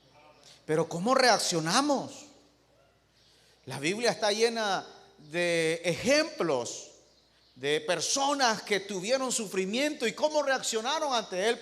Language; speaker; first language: Spanish; native; Spanish